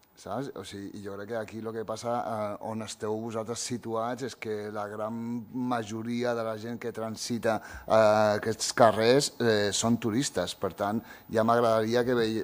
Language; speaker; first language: Catalan; early bilingual, other home language; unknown